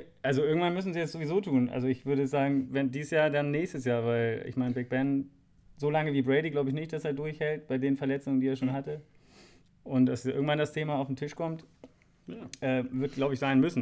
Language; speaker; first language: German; native; German